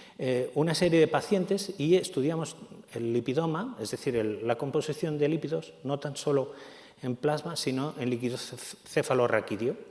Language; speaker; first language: Spanish; native; Spanish